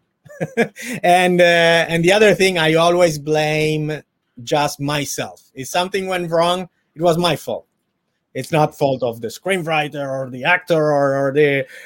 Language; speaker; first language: English; non-native, fluent; Italian